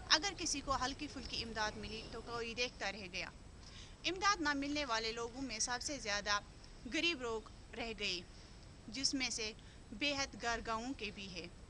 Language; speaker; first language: Urdu; non-native, local second language; Kashmiri